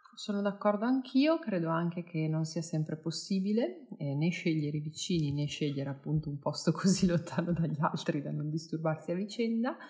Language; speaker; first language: Italian; native; Italian